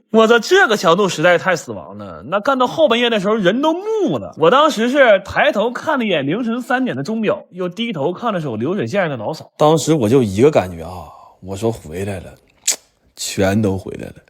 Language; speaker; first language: Chinese; native; Chinese